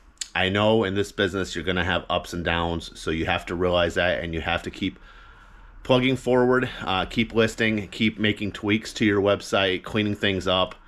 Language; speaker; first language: English; native; English